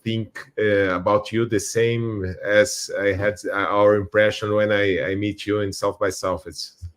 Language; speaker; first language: English; non-native, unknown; Portuguese